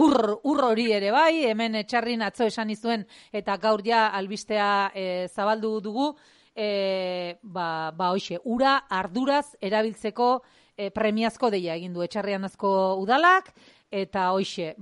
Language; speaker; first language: Basque; native; Basque